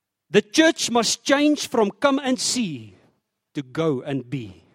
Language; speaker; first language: English; non-native, local second language; Afrikaans